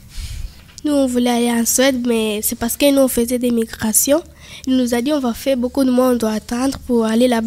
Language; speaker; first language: French; non-native, learner; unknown